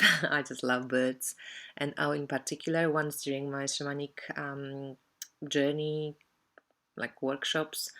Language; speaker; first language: English; non-native, fluent; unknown